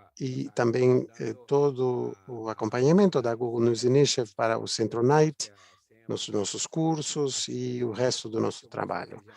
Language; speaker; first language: Portuguese; non-native, fluent; Spanish